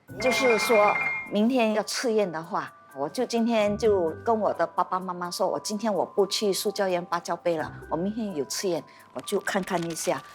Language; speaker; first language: Chinese; native; Chinese